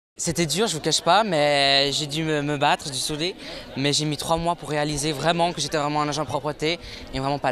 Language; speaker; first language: French; native; French